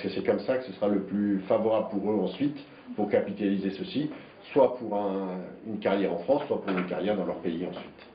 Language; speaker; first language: French; native; French